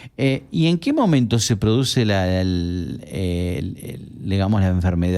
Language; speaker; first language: Spanish; native; Spanish